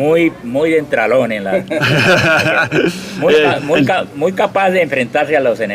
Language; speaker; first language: Spanish; native; Spanish